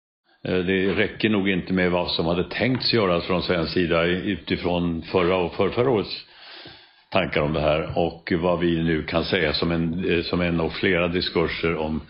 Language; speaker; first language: Swedish; native; Swedish